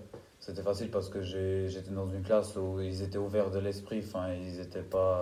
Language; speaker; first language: French; non-native, fluent; Albanian